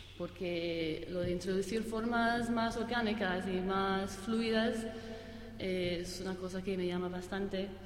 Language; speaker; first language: Spanish; non-native, fluent; English